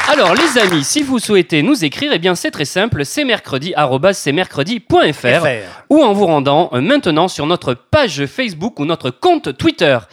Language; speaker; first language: French; native; French